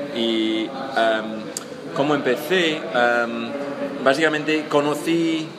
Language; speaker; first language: Spanish; non-native, fluent; English